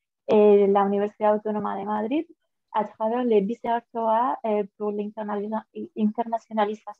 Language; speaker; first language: French; non-native, fluent; Spanish